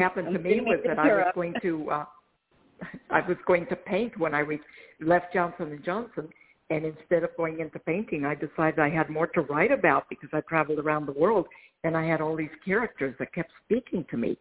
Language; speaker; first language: English; non-native, fluent; Spanish